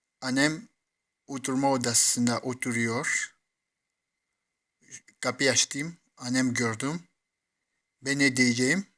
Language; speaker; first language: Turkish; non-native, fluent; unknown